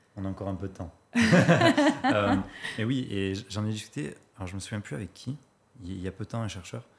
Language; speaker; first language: French; native; French